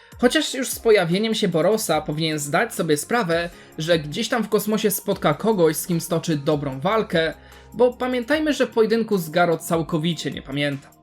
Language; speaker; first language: Polish; native; Polish